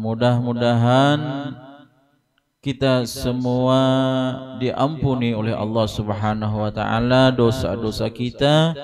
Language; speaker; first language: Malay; non-native, local second language; Banjar